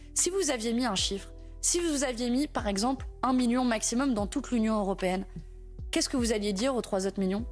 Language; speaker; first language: French; native; French